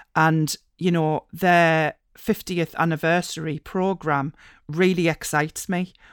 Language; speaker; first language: English; native; English